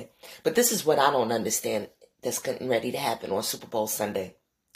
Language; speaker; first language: English; native; English